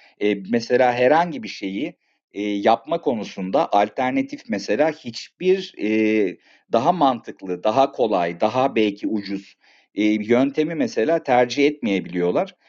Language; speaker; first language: Turkish; native; Turkish